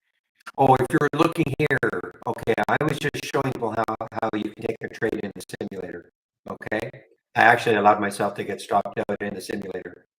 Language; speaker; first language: English; native; English